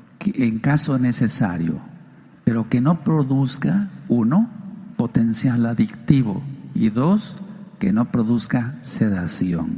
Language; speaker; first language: Spanish; native; Spanish